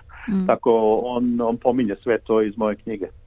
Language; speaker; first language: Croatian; early bilingual, heritage; Serbian